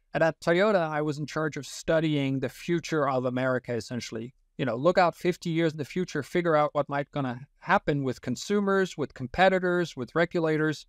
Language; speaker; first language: English; non-native, fluent; Danish